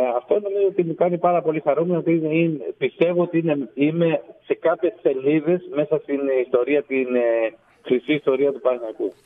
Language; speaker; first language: Greek; non-native, fluent; Spanish